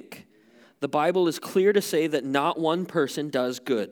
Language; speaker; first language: English; native; English